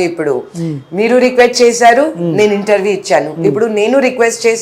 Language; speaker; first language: Telugu; non-native, fluent; Hindi